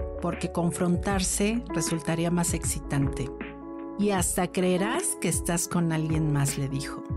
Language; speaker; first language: Spanish; native; Spanish